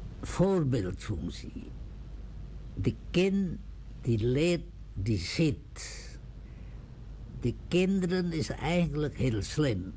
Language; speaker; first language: Dutch; non-native, learner; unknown